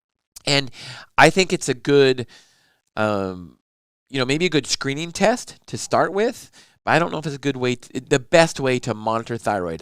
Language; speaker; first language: English; native; English